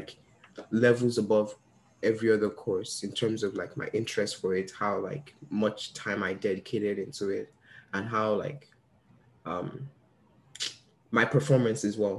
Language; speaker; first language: English; non-native, local second language; Yoruba